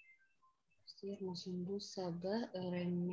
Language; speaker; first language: Turkish; non-native, learner; Indonesian